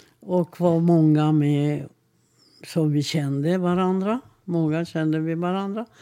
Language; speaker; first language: Swedish; non-native, fluent; Hungarian